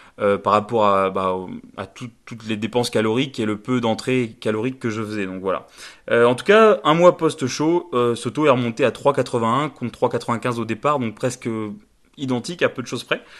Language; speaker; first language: French; native; French